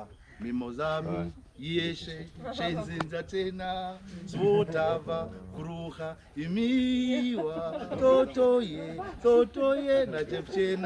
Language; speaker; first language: Polish; non-native, learner; Swahili